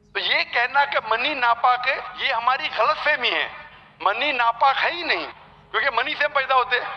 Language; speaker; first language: Urdu; non-native, local second language; Konkani